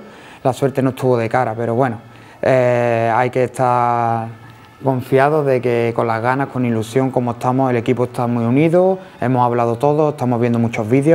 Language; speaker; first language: Spanish; native; Spanish